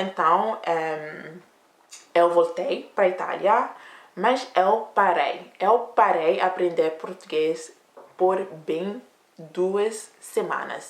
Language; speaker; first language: Portuguese; non-native, learner; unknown